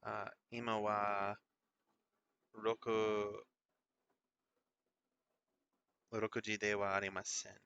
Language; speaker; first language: Japanese; non-native, learner; English